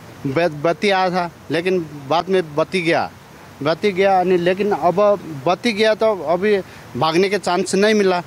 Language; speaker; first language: Hindi; non-native, learner; Nepali